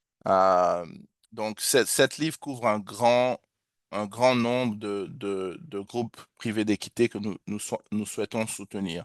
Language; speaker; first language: French; native; French